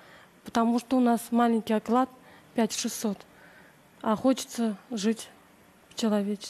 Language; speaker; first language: Russian; native; Russian